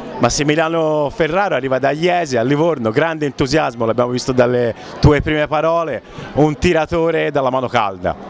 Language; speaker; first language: Italian; native; Italian